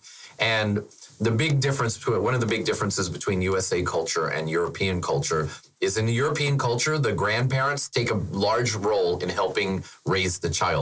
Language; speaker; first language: English; non-native, fluent; German